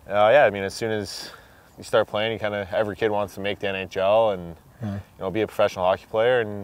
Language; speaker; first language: English; native; English